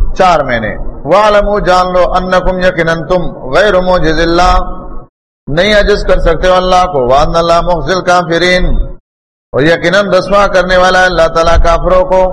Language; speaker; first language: Urdu; non-native, local second language; Pashto